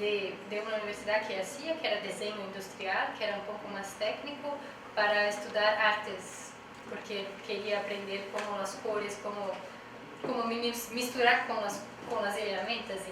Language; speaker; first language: Spanish; non-native, learner; Portuguese